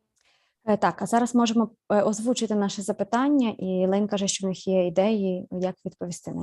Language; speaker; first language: Ukrainian; native; Ukrainian